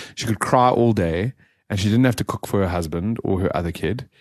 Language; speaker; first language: English; native; English